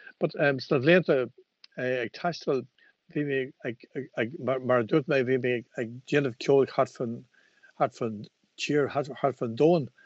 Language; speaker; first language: Irish; non-native, local second language; English